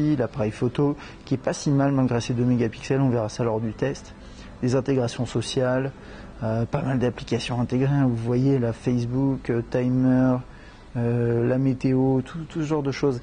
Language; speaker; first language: French; native; French